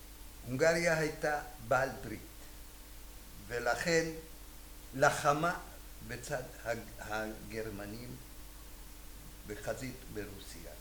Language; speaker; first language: Hebrew; non-native, fluent; Hungarian